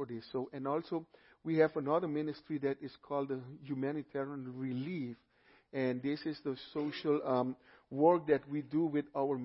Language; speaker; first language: English; non-native, fluent; Papiamento